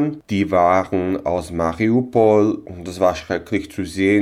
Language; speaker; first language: German; non-native, local second language; Slovak